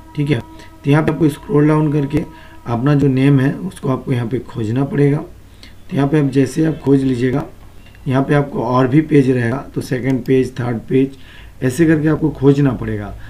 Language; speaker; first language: Hindi; non-native, local second language; Bangla